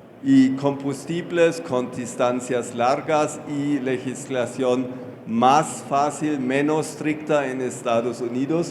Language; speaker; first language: Spanish; non-native, fluent; German